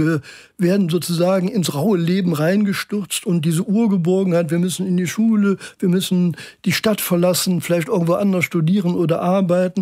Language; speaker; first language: German; native; German